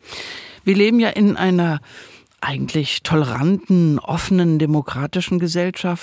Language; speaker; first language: German; native; German